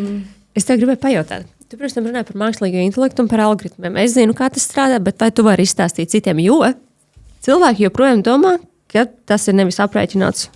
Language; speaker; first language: Latvian; native; Latvian